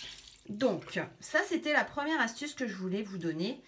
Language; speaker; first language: French; native; French